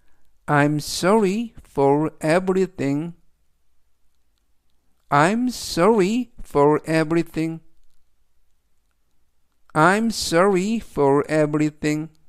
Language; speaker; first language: English; non-native, fluent; Korean